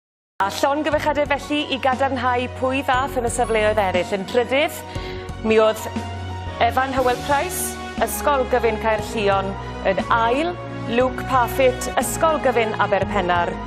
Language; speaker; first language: Welsh; native; Welsh